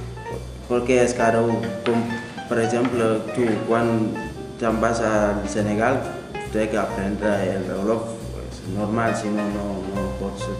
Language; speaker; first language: Catalan; non-native, learner; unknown